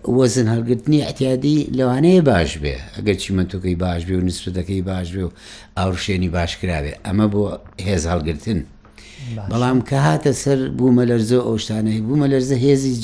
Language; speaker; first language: Central Kurdish; native; Central Kurdish